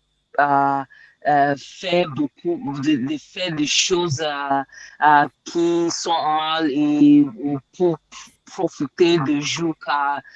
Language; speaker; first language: French; non-native, learner; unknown